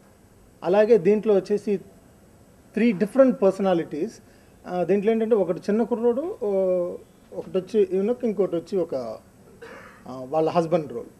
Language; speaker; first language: Telugu; native; Telugu